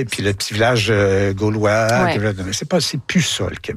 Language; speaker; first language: French; native; French